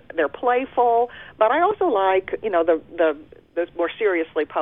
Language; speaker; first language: English; early bilingual, other home language; German